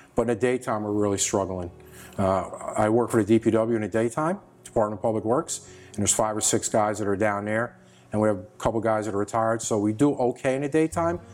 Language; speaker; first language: English; native; English